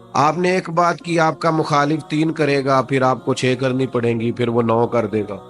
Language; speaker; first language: Urdu; non-native, local second language; Punjabi